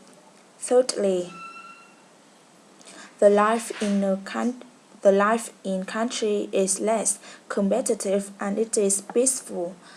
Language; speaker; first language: English; non-native, learner; Vietnamese